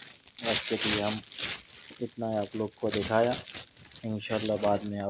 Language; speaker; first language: Hindi; non-native, learner; Bangla